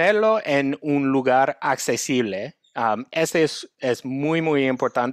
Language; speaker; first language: Spanish; non-native, fluent; English